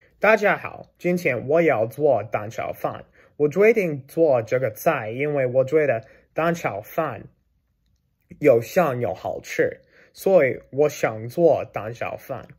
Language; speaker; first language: Chinese; non-native, learner; English